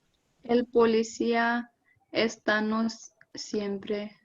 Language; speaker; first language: Spanish; non-native, learner; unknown